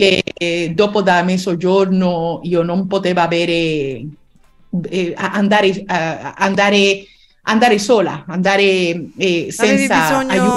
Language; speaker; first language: Italian; non-native, learner; Spanish